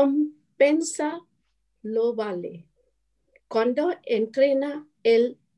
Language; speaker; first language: Spanish; non-native, learner; English